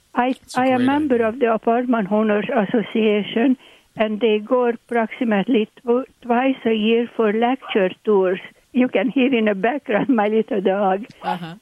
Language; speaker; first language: English; non-native, learner; Hungarian